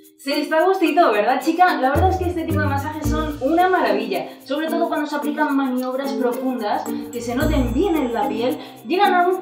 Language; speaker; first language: Spanish; native; Spanish